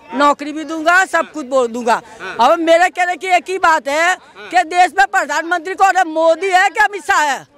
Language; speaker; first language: Hindi; non-native, local second language; Gujarati